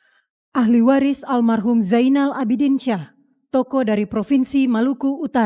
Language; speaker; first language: Indonesian; native; Indonesian